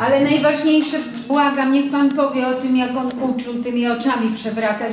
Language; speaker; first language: Polish; native; Polish